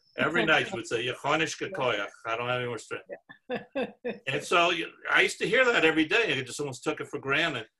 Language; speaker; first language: English; native; English